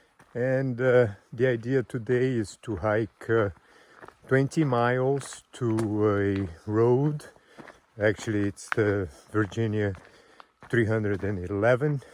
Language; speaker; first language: English; non-native, fluent; Portuguese